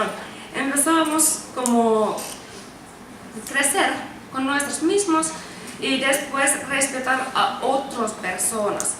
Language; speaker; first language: Spanish; non-native, learner; Finnish